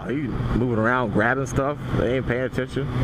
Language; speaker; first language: English; native; English